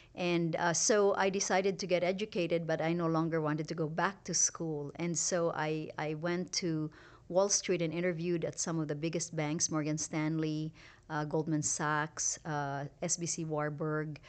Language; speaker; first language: English; non-native, local second language; Hiligaynon